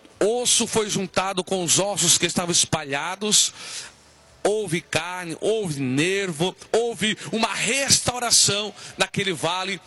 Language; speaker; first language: Portuguese; native; Portuguese